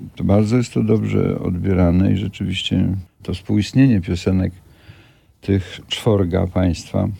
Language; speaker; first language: Polish; native; Polish